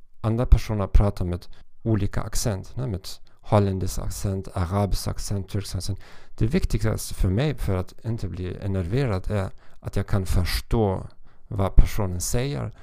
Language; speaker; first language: Swedish; non-native, learner; German